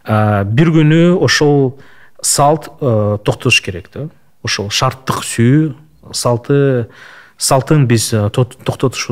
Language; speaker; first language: Kyrgyz; non-native, local second language; Russian